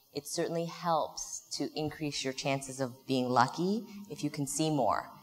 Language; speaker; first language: English; native; English